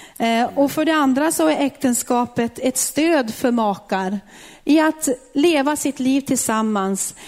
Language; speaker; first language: Swedish; native; Swedish